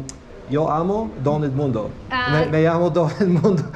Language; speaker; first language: Spanish; non-native, learner; English